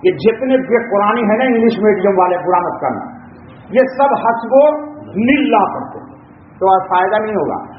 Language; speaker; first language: Urdu; native; Urdu